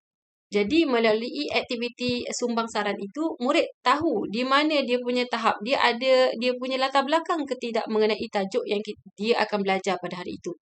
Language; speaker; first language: Malay; native; Malay